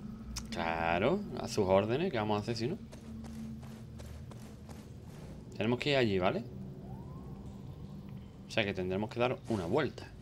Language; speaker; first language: Spanish; native; Spanish